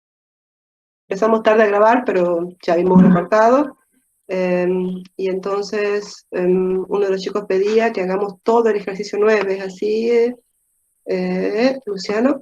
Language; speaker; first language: Spanish; native; Spanish